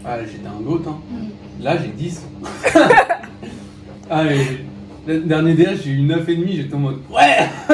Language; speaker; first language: French; native; French